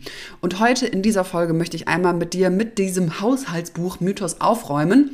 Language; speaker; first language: German; native; German